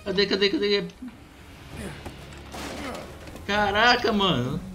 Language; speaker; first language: Portuguese; native; Portuguese